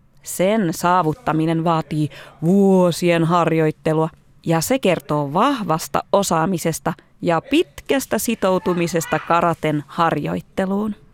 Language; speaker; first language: Finnish; native; Finnish